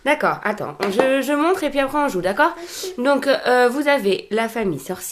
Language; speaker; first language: French; native; French